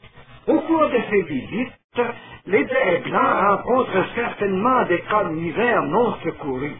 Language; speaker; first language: French; native; French